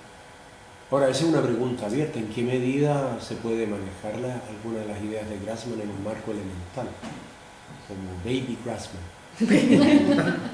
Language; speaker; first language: Spanish; native; Spanish